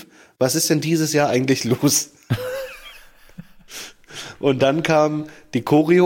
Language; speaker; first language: German; native; German